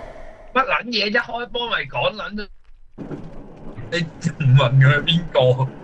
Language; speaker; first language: Chinese; native; Chinese